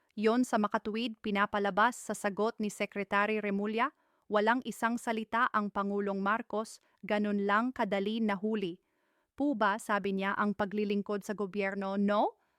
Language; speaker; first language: Filipino; native; Filipino